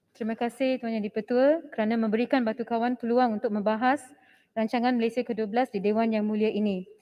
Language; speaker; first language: Malay; non-native, local second language; Tamil